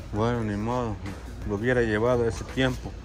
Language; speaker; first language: Spanish; native; Spanish